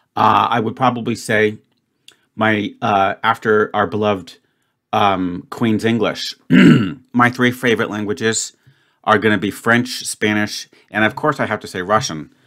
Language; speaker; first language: English; native; English